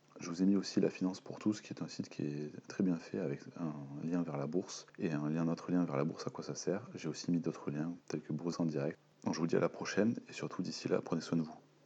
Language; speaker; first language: French; native; French